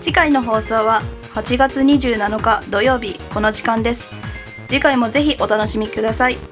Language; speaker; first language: Japanese; native; Japanese